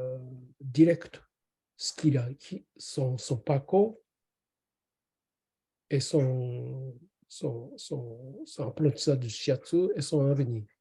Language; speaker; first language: French; non-native, learner; Japanese